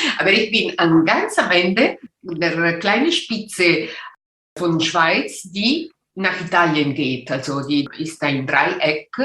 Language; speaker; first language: German; non-native, local second language; Italian